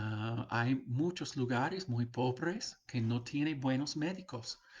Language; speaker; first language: Spanish; non-native, fluent; English